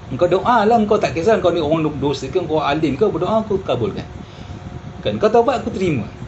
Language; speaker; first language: Malay; early bilingual, heritage; Malay